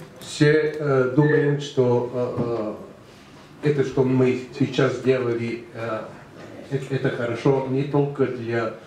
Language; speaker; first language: Russian; non-native, learner; Bulgarian